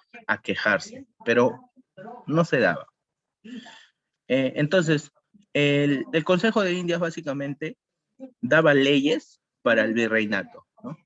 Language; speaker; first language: Spanish; native; Spanish